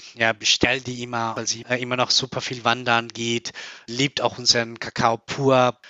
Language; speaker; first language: German; non-native, fluent; Spanish